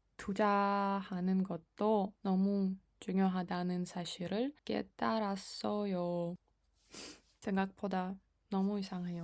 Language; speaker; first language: Korean; non-native, fluent; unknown